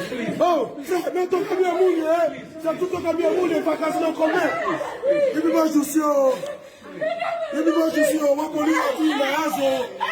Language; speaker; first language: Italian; non-native, learner; Nigerian Pidgin